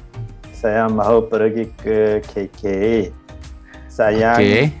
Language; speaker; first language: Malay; non-native, learner; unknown